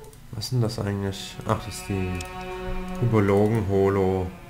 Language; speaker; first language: German; native; German